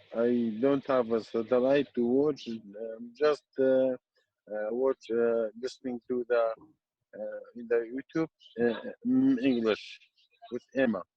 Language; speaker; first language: English; non-native, learner; Kurdish